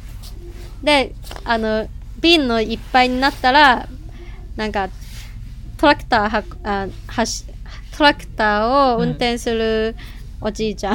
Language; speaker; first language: Japanese; non-native, fluent; Cantonese